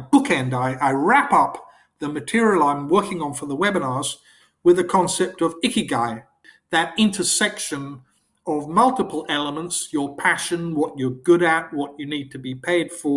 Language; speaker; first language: English; native; English